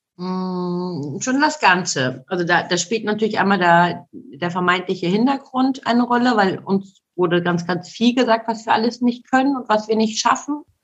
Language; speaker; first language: German; early bilingual, other home language; Turkish